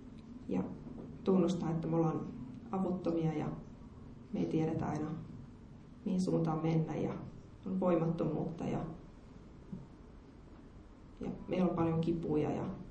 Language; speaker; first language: Finnish; native; Finnish